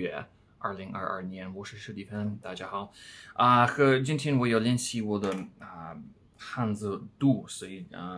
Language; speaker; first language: Chinese; non-native, learner; English